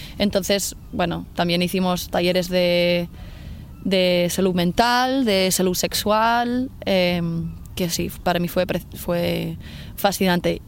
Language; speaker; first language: Spanish; non-native, fluent; English